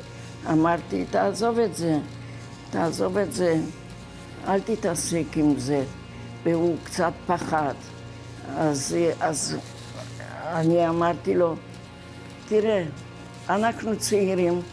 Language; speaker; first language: Hebrew; non-native, fluent; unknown